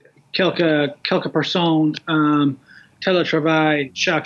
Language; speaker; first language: French; non-native, learner; English